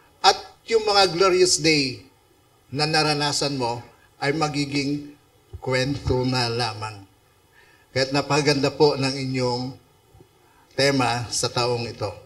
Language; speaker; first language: Filipino; non-native, local second language; Iloko